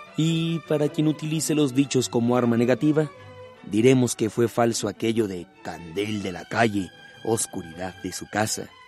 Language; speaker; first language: Spanish; native; Spanish